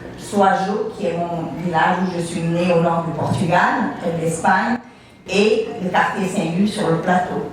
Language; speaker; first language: French; early bilingual, other home language; Portuguese